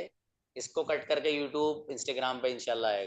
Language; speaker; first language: Hindi; native; Hindi